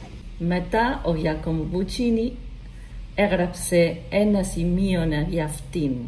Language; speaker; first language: Greek; non-native, learner; Spanish